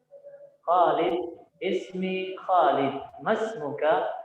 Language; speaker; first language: Arabic; non-native, fluent; Indonesian